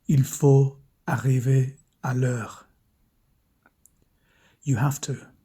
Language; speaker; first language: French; non-native, fluent; English